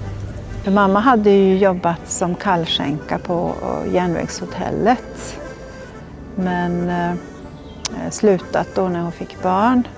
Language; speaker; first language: Swedish; native; Swedish